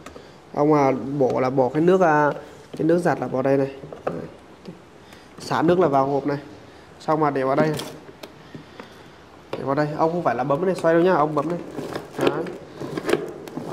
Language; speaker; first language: Vietnamese; native; Vietnamese